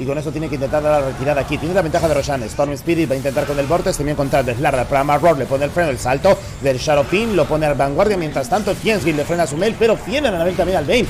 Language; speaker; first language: Spanish; native; Spanish